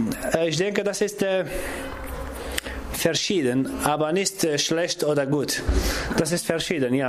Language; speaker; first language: German; non-native, learner; Kurdish